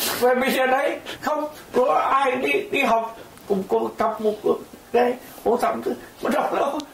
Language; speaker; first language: Vietnamese; native; Vietnamese